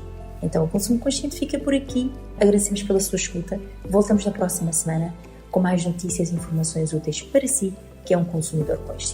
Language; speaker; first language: Portuguese; non-native, local second language; Kabuverdianu